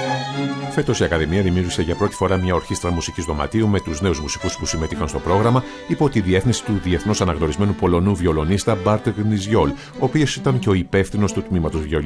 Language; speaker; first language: Greek; native; Greek